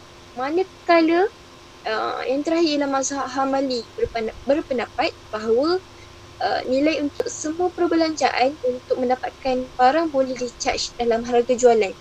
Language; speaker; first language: Malay; native; Malay